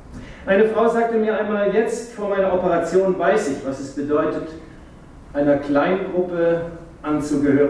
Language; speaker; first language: German; native; German